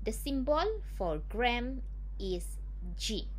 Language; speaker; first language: English; non-native, local second language; Malay